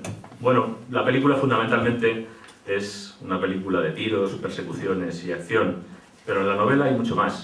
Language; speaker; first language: Spanish; native; Spanish